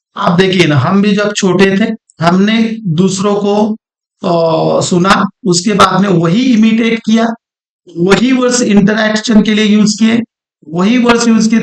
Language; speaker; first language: Hindi; non-native, local second language; Marathi